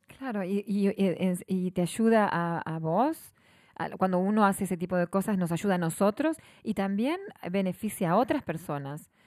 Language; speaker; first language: Spanish; native; Spanish